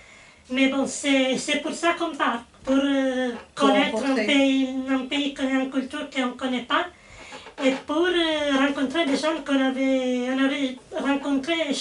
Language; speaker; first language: French; non-native, fluent; Italian